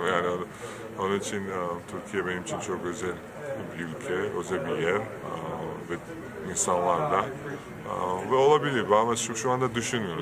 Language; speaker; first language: Turkish; non-native, fluent; Georgian